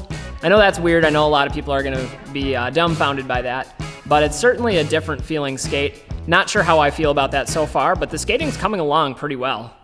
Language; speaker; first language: English; native; English